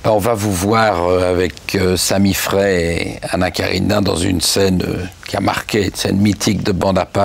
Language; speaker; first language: French; native; French